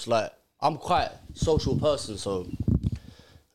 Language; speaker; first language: English; native; English